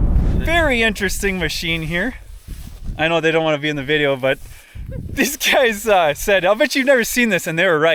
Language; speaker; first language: English; native; English